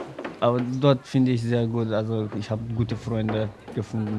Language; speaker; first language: German; non-native, learner; Persian